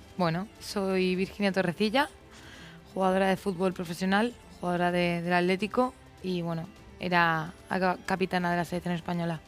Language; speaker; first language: Spanish; native; Spanish